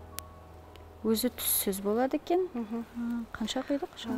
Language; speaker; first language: Kazakh; native; Kazakh